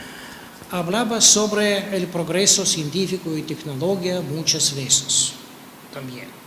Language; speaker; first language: Spanish; non-native, fluent; Russian